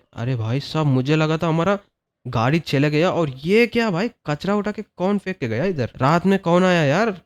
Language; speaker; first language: Hindi; non-native, local second language; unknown